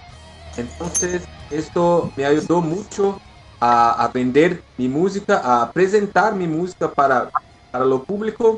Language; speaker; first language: Spanish; non-native, learner; Portuguese